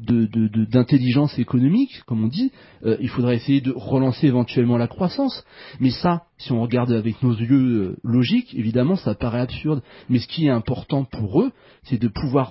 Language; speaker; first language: French; native; French